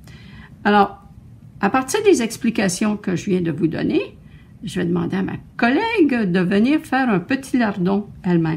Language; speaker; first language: French; native; French